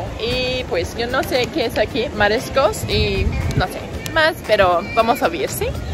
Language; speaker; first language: Spanish; non-native, learner; English